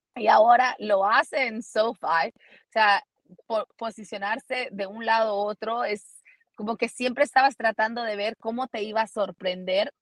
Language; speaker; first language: Spanish; early bilingual, heritage; Spanish